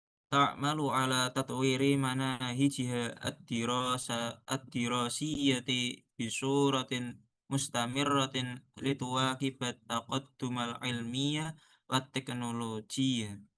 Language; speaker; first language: Arabic; non-native, learner; Indonesian